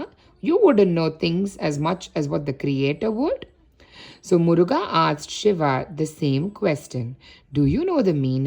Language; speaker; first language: English; non-native, local second language; Tamil